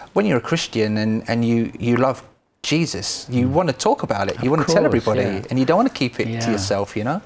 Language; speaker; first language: English; native; English